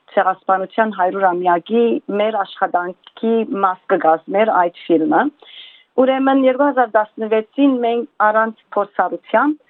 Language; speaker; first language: Armenian; early bilingual, heritage; Armenian